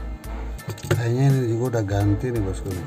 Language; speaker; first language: Indonesian; native; Indonesian